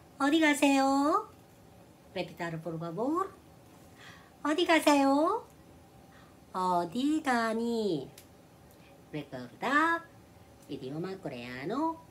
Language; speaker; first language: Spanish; non-native, learner; Korean